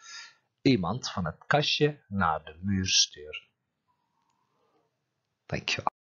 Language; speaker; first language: Dutch; non-native, fluent; Turkish